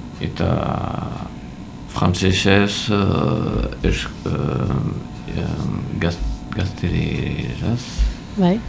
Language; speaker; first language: Basque; non-native, learner; French